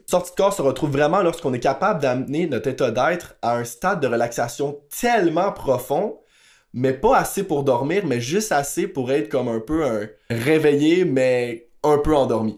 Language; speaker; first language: French; native; French